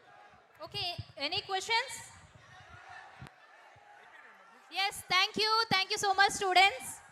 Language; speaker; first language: Telugu; native; Telugu